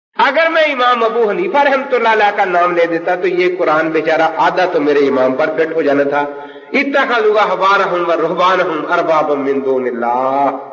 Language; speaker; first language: Urdu; non-native, local second language; Punjabi